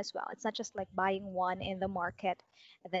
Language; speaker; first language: English; non-native, local second language; Cebuano